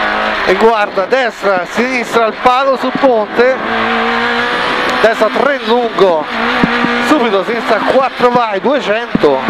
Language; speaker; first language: Italian; native; Italian